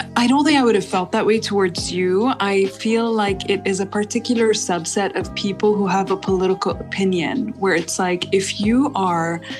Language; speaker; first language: English; non-native, fluent; Arabic